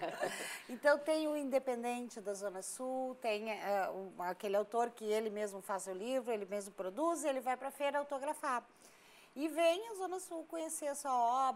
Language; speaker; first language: Portuguese; native; Portuguese